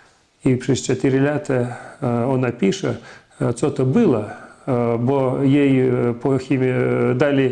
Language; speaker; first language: Polish; non-native, fluent; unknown